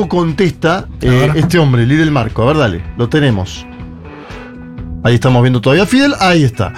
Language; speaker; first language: Spanish; native; Spanish